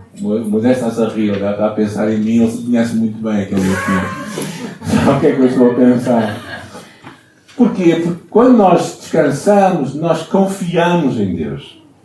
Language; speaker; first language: Portuguese; native; Portuguese